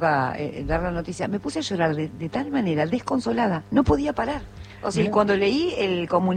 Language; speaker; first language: Spanish; native; Spanish